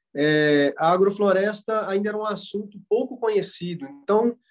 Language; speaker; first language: Portuguese; native; Portuguese